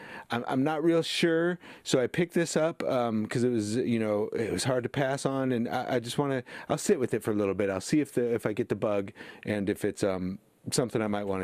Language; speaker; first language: English; native; English